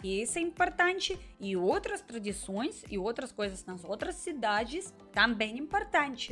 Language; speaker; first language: Portuguese; non-native, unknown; Russian